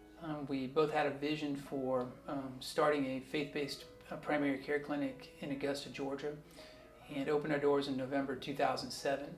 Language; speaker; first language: English; native; English